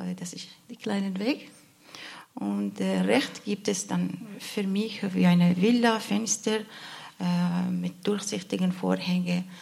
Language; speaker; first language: German; non-native, learner; Arabic